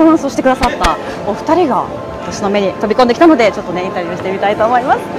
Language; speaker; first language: Japanese; native; Japanese